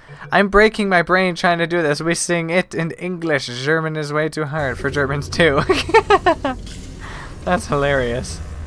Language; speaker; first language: English; native; English